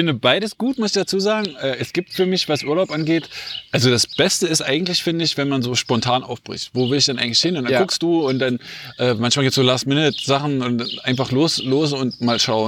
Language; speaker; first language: German; native; German